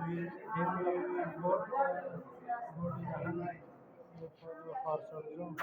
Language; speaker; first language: English; non-native, learner; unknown